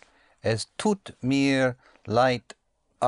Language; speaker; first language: German; non-native, learner; English